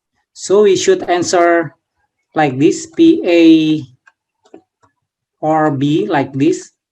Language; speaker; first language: English; non-native, learner; Indonesian